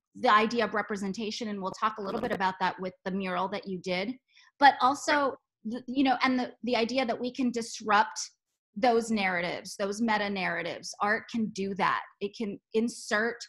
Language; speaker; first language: English; native; English